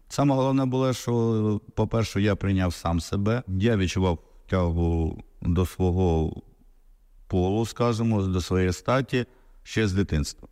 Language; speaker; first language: Ukrainian; non-native, local second language; Russian